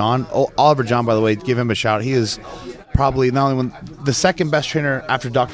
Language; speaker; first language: English; native; English